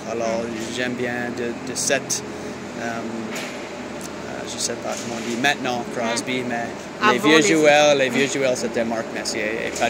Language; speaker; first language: French; non-native, learner; English